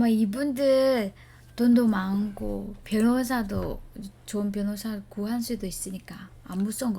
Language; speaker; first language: Korean; non-native, learner; Vietnamese